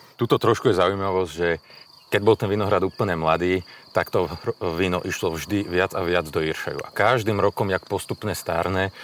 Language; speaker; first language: Slovak; native; Slovak